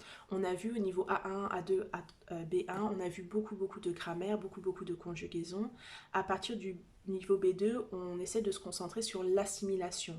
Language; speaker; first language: French; native; French